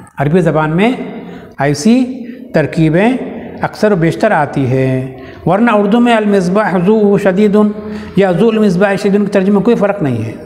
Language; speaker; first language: Urdu; native; Urdu